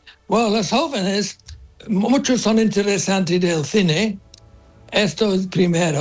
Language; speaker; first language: Spanish; non-native, learner; English